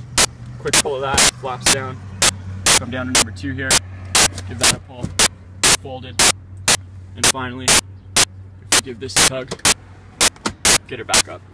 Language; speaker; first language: English; native; English